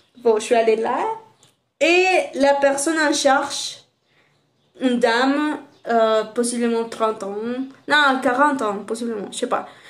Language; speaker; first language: French; non-native, learner; Spanish